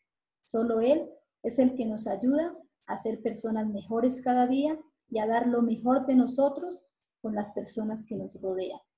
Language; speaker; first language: Spanish; native; Spanish